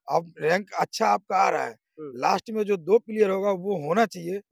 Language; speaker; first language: Hindi; native; Hindi